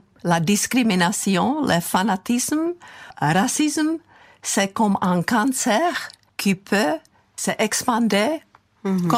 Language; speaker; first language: French; non-native, fluent; Czech